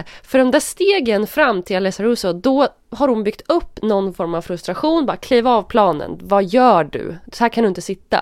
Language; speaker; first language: Swedish; native; Swedish